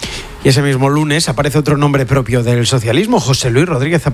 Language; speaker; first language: Spanish; native; Spanish